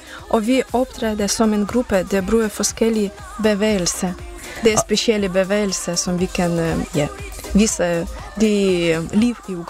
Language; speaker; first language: Danish; non-native, learner; Ukrainian